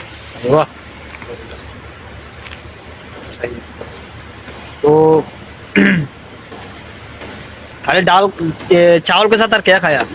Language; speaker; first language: Hindi; non-native, learner; Bangla